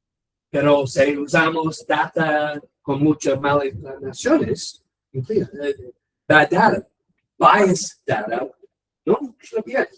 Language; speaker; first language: Spanish; non-native, learner; English